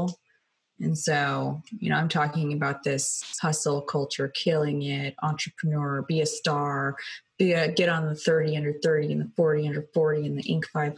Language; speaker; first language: English; native; English